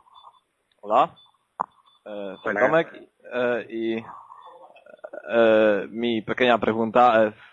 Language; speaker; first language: Spanish; non-native, learner; Polish